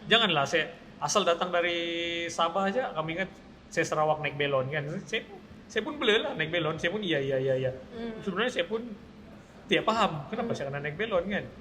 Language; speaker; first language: Malay; native; Malay